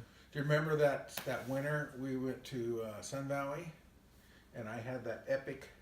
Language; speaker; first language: English; native; English